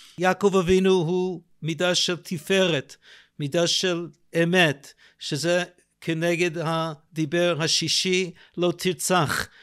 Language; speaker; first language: Hebrew; non-native, fluent; English